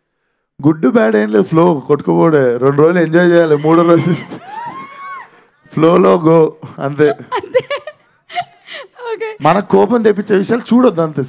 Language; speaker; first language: Telugu; native; Telugu